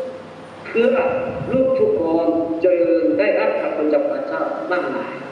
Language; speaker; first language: Thai; non-native, fluent; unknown